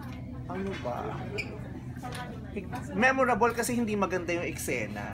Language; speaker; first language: Filipino; native; Filipino